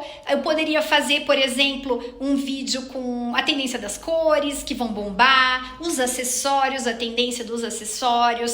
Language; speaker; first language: Portuguese; native; Portuguese